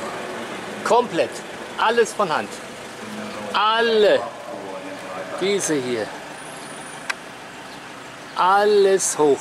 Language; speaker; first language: German; native; German